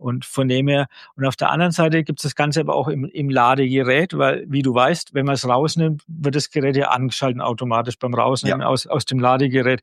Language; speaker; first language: German; native; German